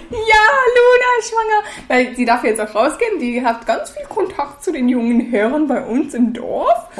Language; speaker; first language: German; early bilingual, other home language; Russian